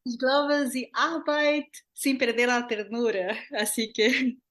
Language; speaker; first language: German; non-native, fluent; Portuguese